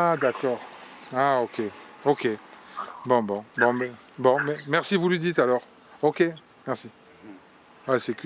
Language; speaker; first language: French; native; French